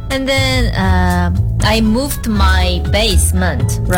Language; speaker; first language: English; non-native, learner; Korean